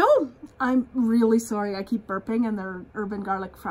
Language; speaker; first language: English; native; English